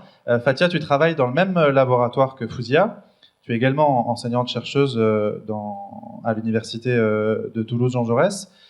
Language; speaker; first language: French; native; French